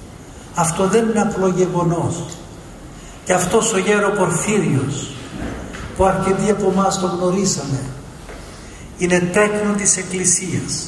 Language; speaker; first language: Greek; native; Greek